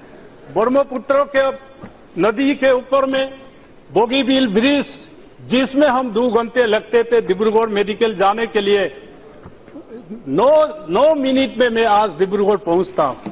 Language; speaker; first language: Hindi; non-native, local second language; Adi